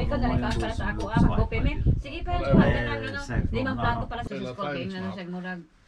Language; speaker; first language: Swedish; non-native, learner; Cebuano